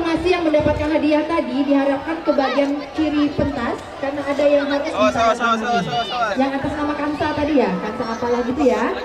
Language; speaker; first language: Malay; native; Malay